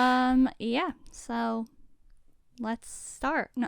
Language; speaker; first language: English; native; English